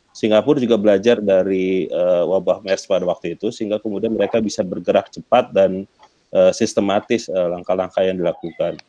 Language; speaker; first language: Indonesian; native; Indonesian